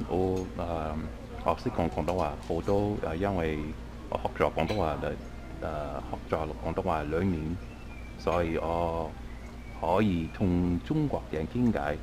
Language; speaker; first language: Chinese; non-native, fluent; English